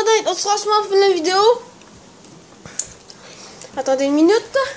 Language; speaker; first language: French; native; French